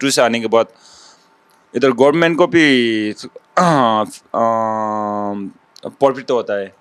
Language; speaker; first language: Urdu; non-native, learner; Sherpa